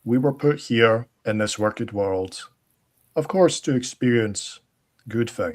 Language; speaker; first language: English; native; English